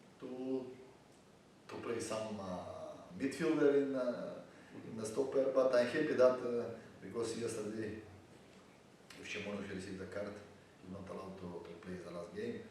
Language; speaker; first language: English; non-native, learner; Bulgarian